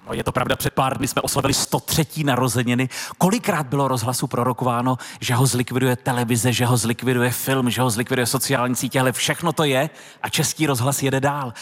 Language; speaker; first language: Czech; native; Czech